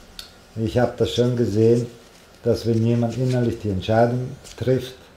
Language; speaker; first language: German; non-native, fluent; Italian